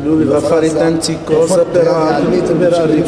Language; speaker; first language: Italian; non-native, learner; Arabic